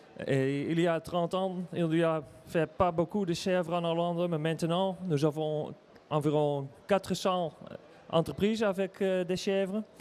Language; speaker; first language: French; non-native, learner; Dutch